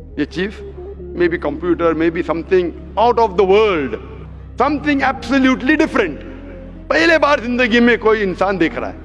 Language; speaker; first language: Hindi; non-native, local second language; Konkani